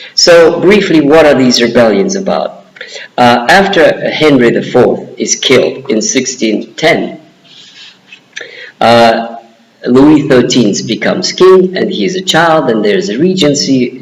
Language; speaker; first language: English; non-native, fluent; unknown